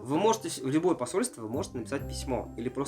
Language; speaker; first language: Russian; native; Russian